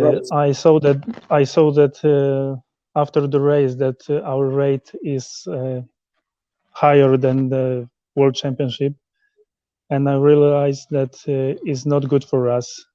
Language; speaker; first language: English; non-native, learner; Polish